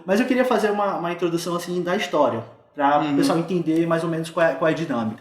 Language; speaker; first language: Portuguese; native; Portuguese